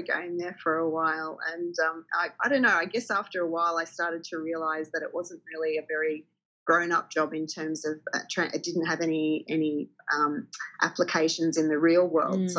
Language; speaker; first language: English; native; English